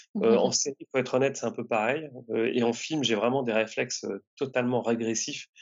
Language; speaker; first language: French; native; French